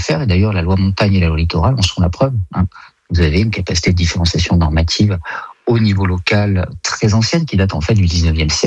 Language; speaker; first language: French; native; French